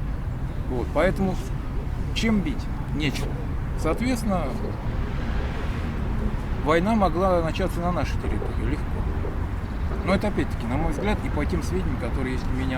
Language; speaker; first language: Russian; native; Russian